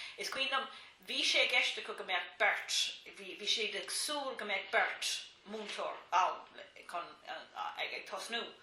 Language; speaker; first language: Irish; non-native, local second language; English